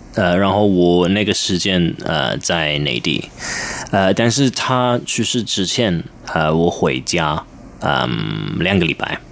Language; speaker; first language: Chinese; non-native, learner; English